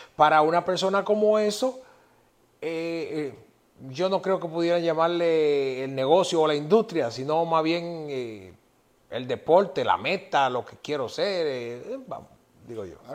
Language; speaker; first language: Spanish; native; Spanish